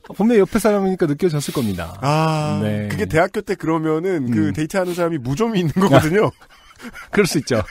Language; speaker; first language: Korean; native; Korean